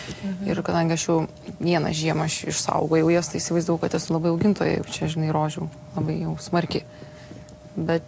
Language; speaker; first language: Lithuanian; native; Lithuanian